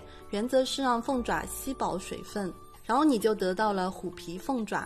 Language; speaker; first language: Chinese; native; Chinese